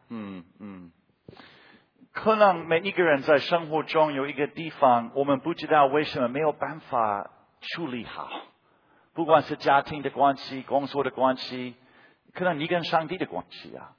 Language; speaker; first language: Chinese; non-native, fluent; English